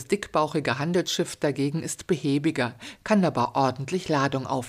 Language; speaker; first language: German; native; German